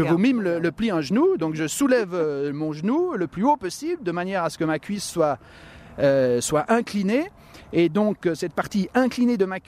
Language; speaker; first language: French; native; French